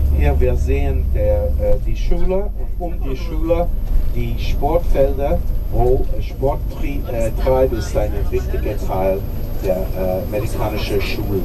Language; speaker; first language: German; non-native, learner; English